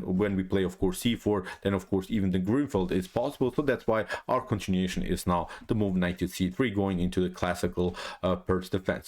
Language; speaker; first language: English; non-native, fluent; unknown